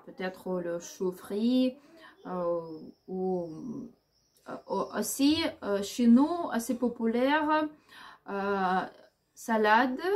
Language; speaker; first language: French; non-native, learner; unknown